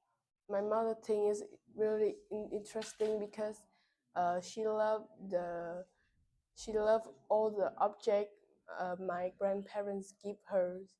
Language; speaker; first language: English; non-native, learner; Vietnamese